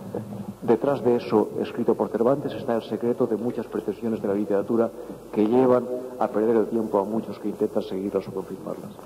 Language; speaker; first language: Spanish; native; Spanish